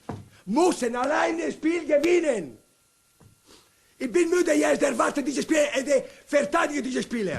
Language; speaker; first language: German; non-native, learner; Italian